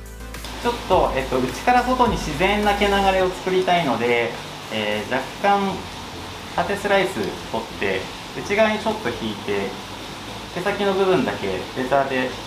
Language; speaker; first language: Japanese; native; Japanese